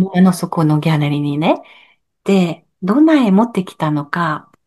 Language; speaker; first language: Japanese; non-native, learner; French